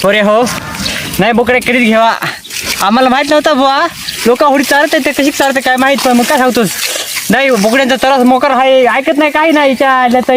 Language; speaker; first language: Marathi; native; Marathi